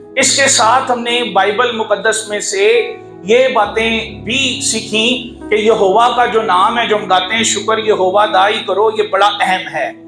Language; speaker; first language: Urdu; non-native, local second language; Punjabi